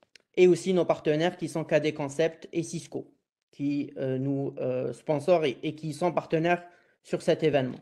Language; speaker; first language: French; non-native, local second language; Arabic